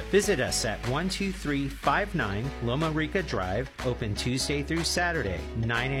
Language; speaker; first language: English; native; English